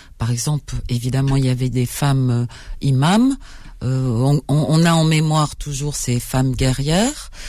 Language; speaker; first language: French; native; French